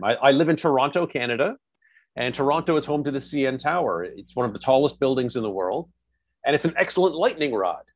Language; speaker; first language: English; native; English